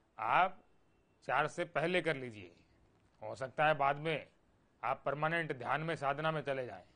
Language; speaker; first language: Hindi; native; Hindi